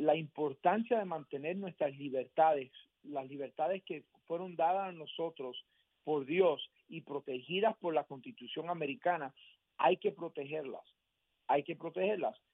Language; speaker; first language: Spanish; early bilingual, heritage; Spanish